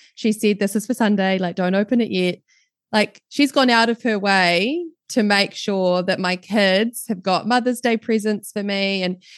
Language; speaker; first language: English; native; English